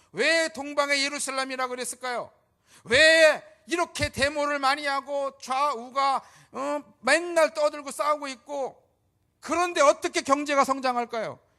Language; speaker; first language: Korean; native; Korean